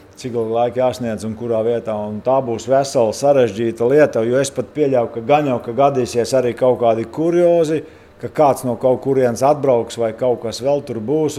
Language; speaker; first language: Latvian; native; Latvian